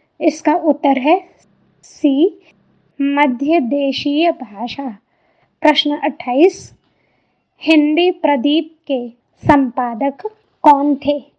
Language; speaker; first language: Hindi; native; Hindi